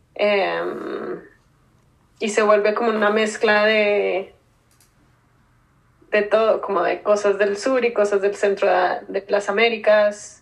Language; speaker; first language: Spanish; native; Spanish